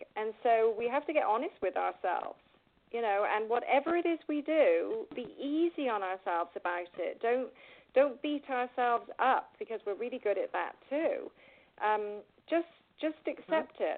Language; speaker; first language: English; native; English